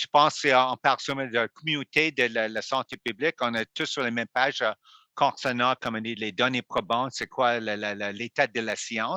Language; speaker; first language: French; non-native, local second language; English